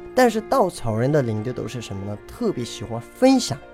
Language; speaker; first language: Chinese; non-native, local second language; Tibetan